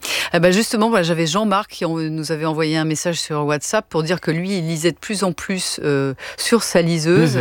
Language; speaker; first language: French; native; French